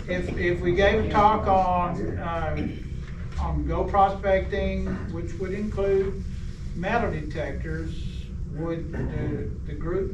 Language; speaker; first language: English; native; English